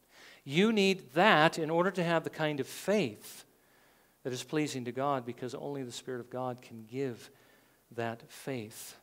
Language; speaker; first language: English; native; English